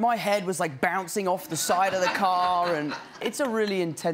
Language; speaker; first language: English; native; English